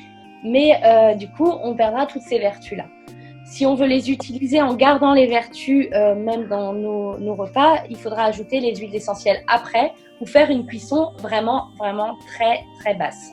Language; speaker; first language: French; native; French